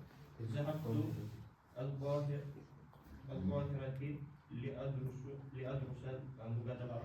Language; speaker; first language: Arabic; non-native, learner; Kashmiri